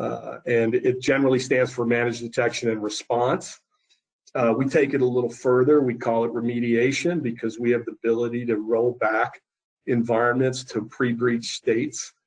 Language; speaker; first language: English; native; English